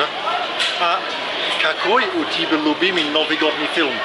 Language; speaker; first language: Russian; non-native, learner; English